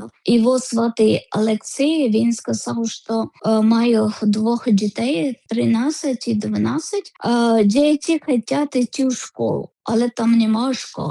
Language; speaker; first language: Ukrainian; non-native, learner; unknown